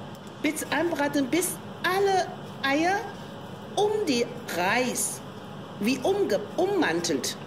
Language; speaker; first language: German; non-native, learner; Chinese